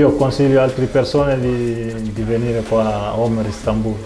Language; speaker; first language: Italian; non-native, learner; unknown